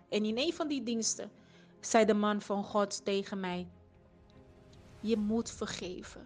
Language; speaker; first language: Dutch; non-native, fluent; Portuguese